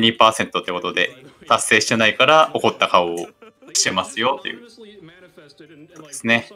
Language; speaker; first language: Japanese; native; Japanese